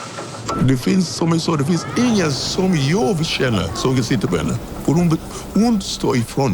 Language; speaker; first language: Swedish; non-native, fluent; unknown